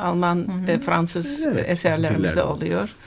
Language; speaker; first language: Turkish; non-native, fluent; Dutch